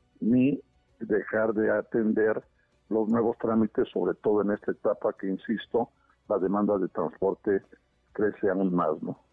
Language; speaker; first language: Spanish; native; Spanish